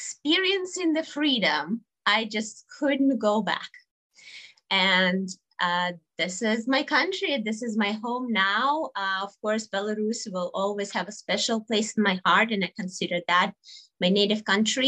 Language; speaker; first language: English; non-native, fluent; Russian